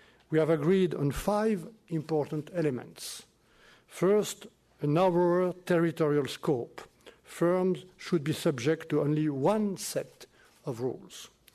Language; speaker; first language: English; non-native, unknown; French